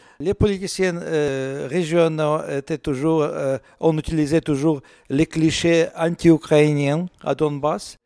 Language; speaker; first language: French; non-native, learner; Russian